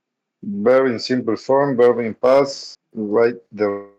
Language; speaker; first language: English; non-native, learner; Spanish